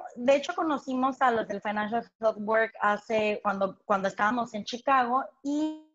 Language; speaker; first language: Spanish; native; Spanish